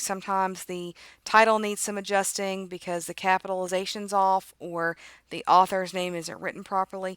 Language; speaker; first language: English; native; English